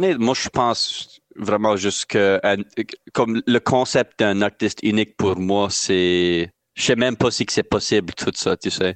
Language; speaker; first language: French; native; French